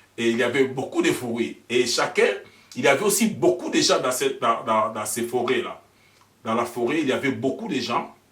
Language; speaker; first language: French; non-native, local second language; Lingala